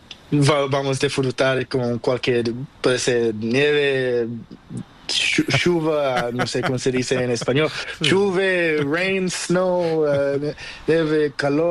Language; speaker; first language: Spanish; non-native, learner; Portuguese